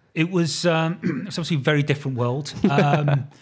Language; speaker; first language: English; native; English